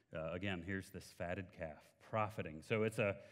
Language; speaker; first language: English; native; English